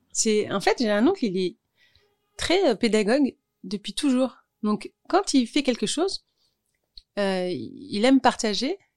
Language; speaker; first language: French; native; French